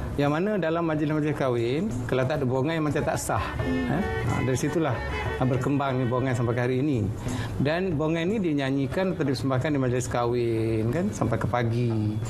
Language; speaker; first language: Malay; native; Malay